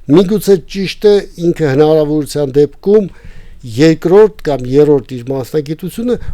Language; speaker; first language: Armenian; native; Armenian